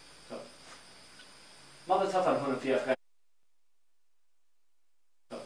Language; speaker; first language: Arabic; non-native, learner; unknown